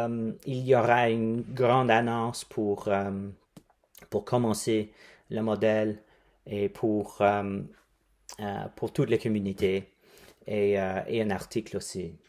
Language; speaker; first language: French; non-native, fluent; English